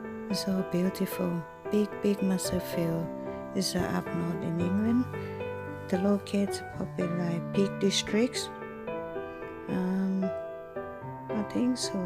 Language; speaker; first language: English; non-native, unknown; Thai